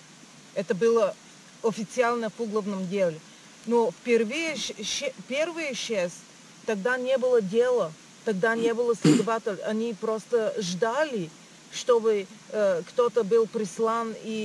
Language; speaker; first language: Russian; non-native, learner; Bulgarian